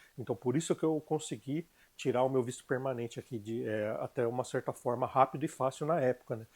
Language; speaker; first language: Portuguese; native; Portuguese